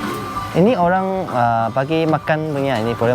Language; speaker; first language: Indonesian; non-native, local second language; Chinese